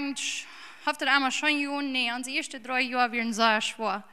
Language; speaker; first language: German; early bilingual, heritage; English